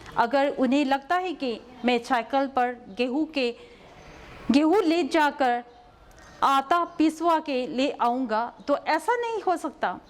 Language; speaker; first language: Hindi; non-native, local second language; Manipuri